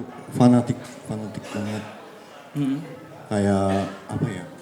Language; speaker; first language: Indonesian; early bilingual, heritage; Japanese